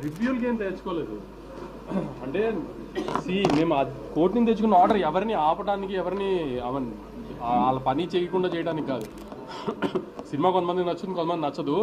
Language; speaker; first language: Telugu; native; Telugu